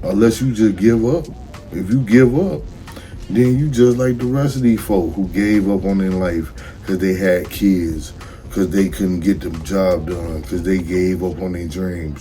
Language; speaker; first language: English; native; English